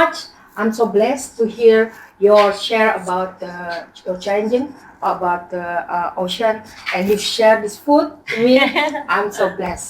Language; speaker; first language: English; non-native, learner; Indonesian